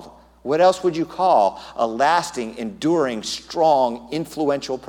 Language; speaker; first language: English; native; English